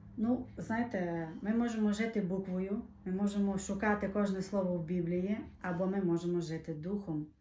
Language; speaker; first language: Ukrainian; native; Ukrainian